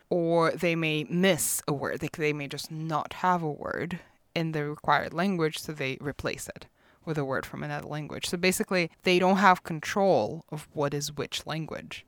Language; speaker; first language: English; non-native, fluent; Russian